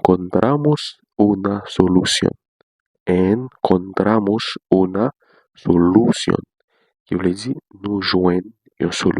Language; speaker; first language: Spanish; non-native, learner; Haitian Creole